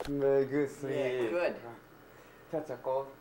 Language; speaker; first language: English; non-native, learner; Japanese